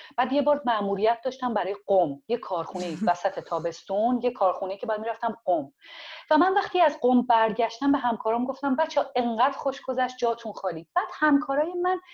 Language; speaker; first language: Persian; non-native, local second language; Azerbaijani